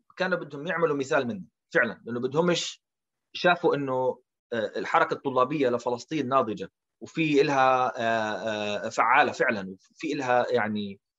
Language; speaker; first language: Arabic; early bilingual, heritage; Arabic